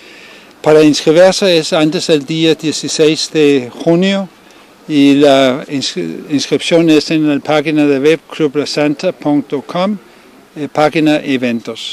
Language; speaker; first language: Spanish; non-native, learner; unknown